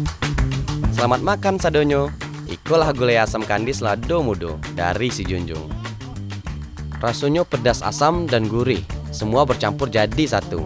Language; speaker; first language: Indonesian; native; Indonesian